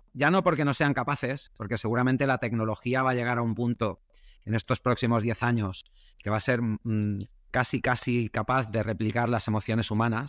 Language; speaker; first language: Spanish; native; Spanish